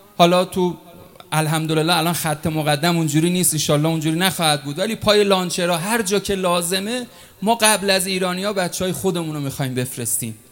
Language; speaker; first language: Persian; native; Persian